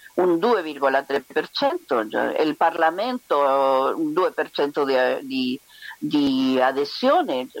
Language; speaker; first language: Italian; non-native, fluent; Spanish